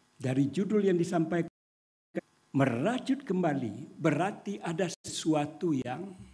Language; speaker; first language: Indonesian; non-native, local second language; Minangkabau